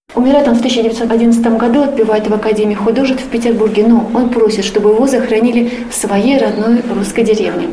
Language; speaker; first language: Russian; native; Russian